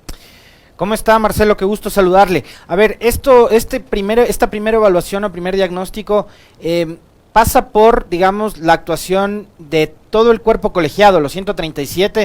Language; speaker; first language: Spanish; native; Spanish